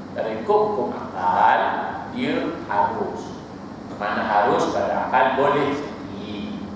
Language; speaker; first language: Malay; native; Malay